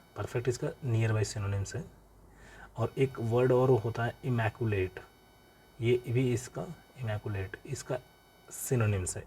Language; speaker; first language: Hindi; native; Hindi